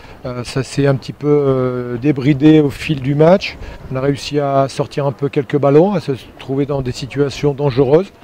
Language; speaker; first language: French; native; French